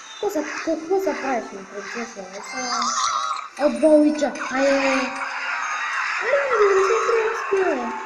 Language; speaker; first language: Bulgarian; native; Bulgarian